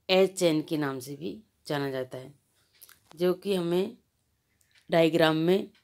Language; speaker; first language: Hindi; native; Hindi